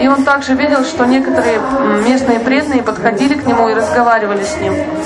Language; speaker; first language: Russian; native; Russian